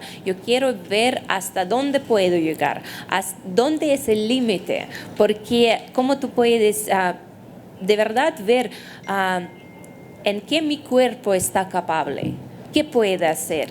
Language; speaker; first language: Spanish; non-native, fluent; Russian